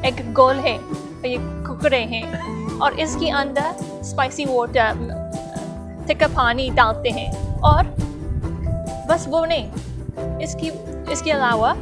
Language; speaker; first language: Hindi; non-native, learner; English